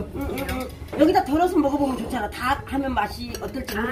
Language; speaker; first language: Korean; native; Korean